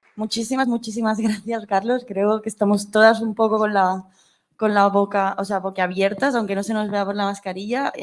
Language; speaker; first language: Spanish; non-native, local second language; Catalan